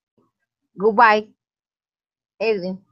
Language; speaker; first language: English; non-native, learner; Spanish